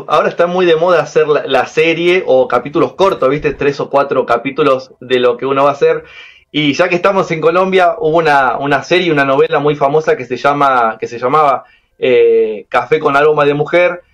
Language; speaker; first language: Spanish; native; Spanish